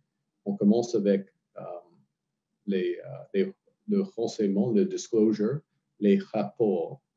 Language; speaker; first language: French; non-native, fluent; English